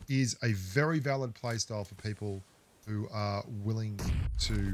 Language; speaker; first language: English; native; English